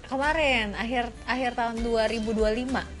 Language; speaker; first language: Indonesian; native; Indonesian